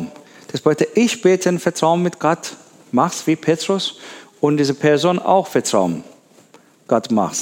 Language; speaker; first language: German; non-native, learner; Persian